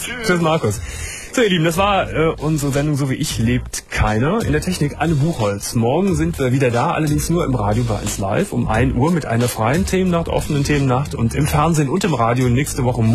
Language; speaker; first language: German; native; German